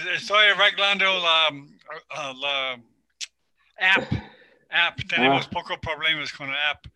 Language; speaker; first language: Spanish; non-native, learner; English